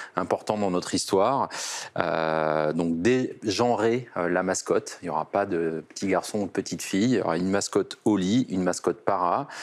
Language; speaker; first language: French; native; French